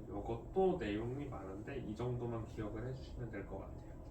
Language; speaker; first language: Korean; native; Korean